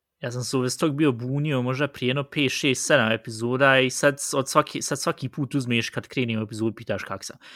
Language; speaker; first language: Bosnian; early bilingual, heritage; Bosnian